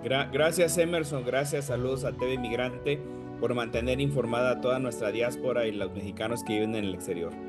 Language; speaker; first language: Spanish; native; Spanish